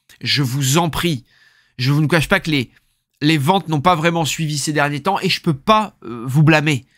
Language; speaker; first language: French; native; French